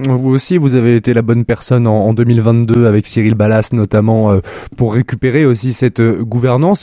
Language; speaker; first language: French; native; French